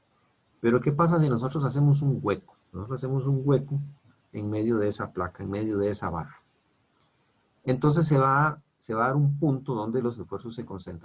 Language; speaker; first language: Spanish; native; Spanish